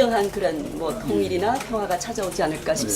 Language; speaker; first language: Korean; native; Korean